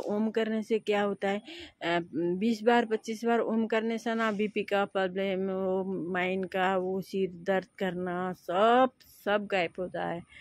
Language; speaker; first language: Hindi; non-native, local second language; Nepali